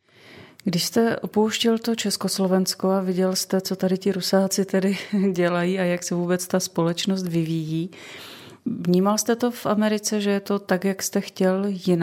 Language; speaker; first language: Czech; native; Czech